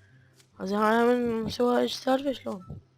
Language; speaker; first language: Arabic; native; Arabic